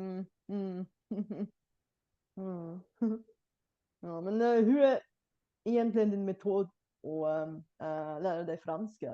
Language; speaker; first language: Swedish; non-native, fluent; Bulgarian